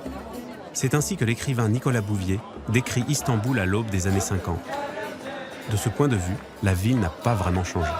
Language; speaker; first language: French; native; French